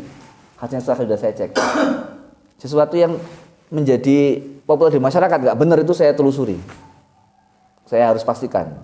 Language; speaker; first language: Indonesian; non-native, local second language; Javanese